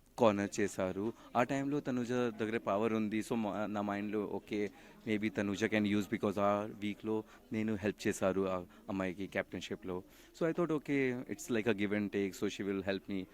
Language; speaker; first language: Telugu; non-native, learner; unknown